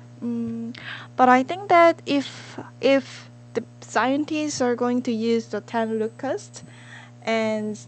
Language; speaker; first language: English; non-native, learner; Korean